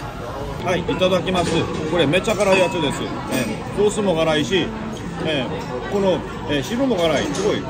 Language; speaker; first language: Japanese; non-native, fluent; Korean